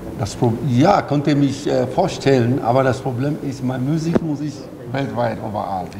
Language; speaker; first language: German; early bilingual, other home language; Albanian